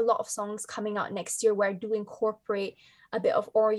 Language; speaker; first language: English; native; English